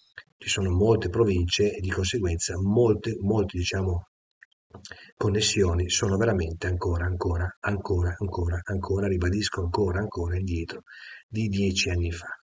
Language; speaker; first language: Italian; native; Italian